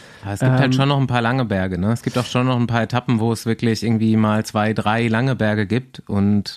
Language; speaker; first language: German; native; German